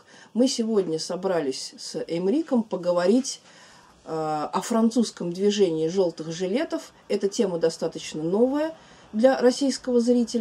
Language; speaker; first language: Russian; native; Russian